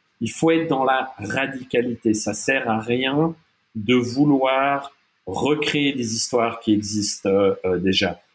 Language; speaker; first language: French; non-native, local second language; German